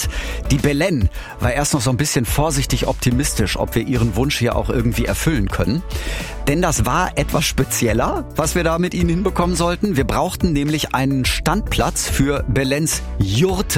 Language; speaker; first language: German; native; German